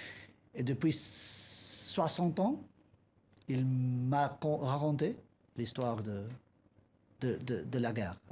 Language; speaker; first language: French; non-native, learner; Spanish